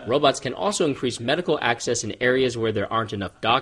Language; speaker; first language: English; native; English